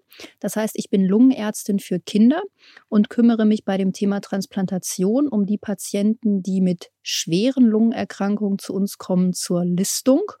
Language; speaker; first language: German; native; German